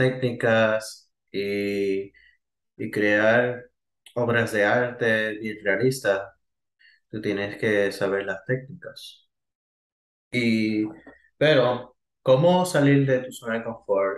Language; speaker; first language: Spanish; early bilingual, heritage; Spanish